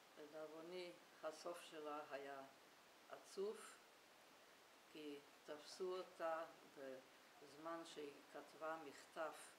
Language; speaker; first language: Hebrew; non-native, fluent; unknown